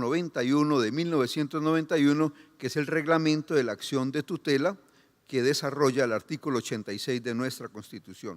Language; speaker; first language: Spanish; native; Spanish